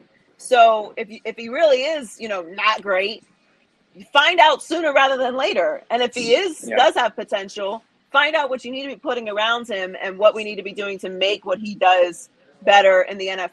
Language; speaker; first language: English; native; English